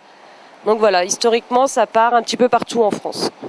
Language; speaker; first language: French; native; French